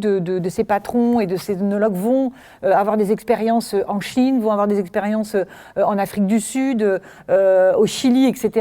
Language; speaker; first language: French; native; French